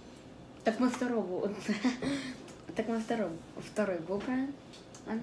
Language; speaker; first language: Russian; early bilingual, heritage; Russian